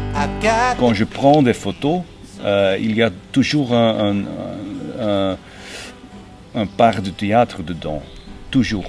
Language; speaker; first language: French; non-native, learner; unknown